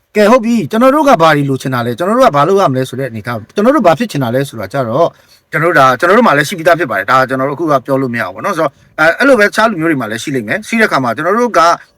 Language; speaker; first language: Burmese; non-native, local second language; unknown